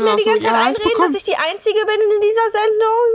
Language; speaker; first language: German; native; German